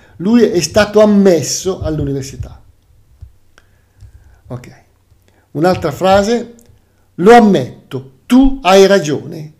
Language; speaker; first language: Italian; native; Italian